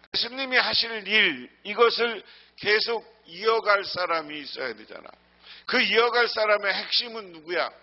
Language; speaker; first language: Korean; native; Korean